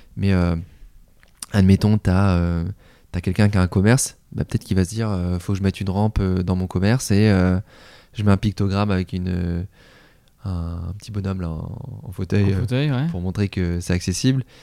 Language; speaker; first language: French; native; French